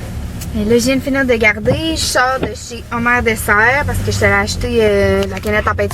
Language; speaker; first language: French; native; French